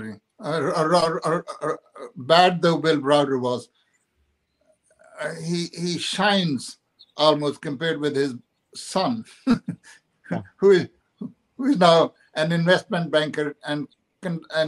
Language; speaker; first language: English; non-native, local second language; Punjabi